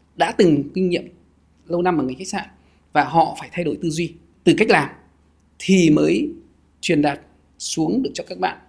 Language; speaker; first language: Vietnamese; native; Vietnamese